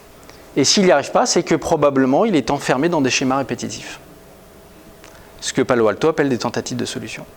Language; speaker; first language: French; native; French